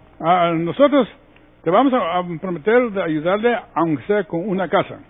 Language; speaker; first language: Spanish; native; Spanish